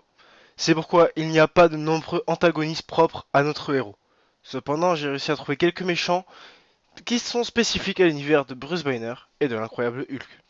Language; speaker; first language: French; native; French